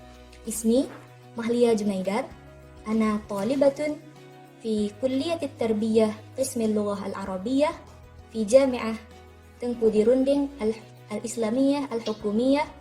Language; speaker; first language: Arabic; non-native, learner; Indonesian